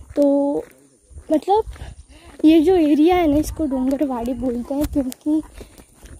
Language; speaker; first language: Hindi; non-native, local second language; Marathi